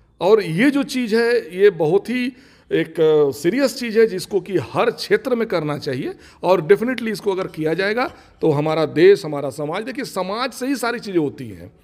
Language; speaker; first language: Hindi; non-native, local second language; Bangla